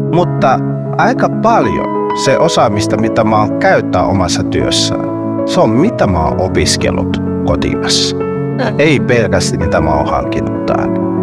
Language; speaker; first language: Finnish; non-native, fluent; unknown